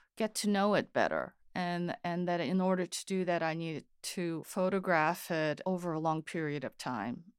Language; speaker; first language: English; non-native, fluent; Korean